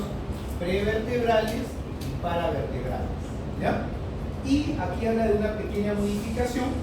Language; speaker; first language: Spanish; native; Spanish